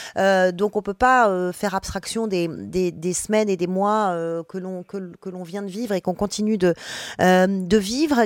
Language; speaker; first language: French; native; French